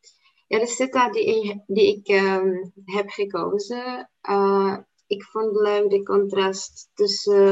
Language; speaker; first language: Dutch; non-native, learner; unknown